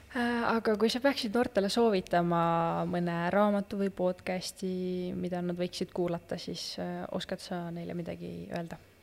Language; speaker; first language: Estonian; native; Estonian